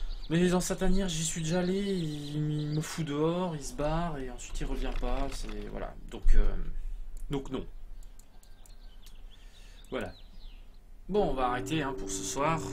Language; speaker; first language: French; native; French